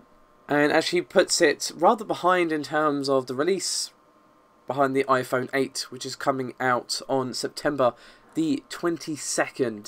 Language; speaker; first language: English; native; English